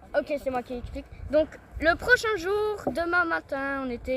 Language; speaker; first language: French; native; French